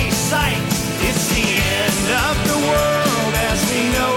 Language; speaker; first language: English; native; English